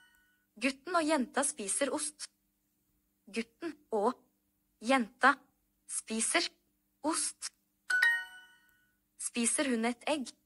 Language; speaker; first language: Norwegian; non-native, learner; Amharic